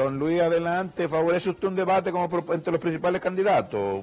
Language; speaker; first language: Spanish; native; Spanish